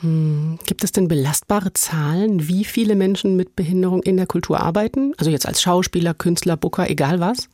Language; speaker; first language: German; native; German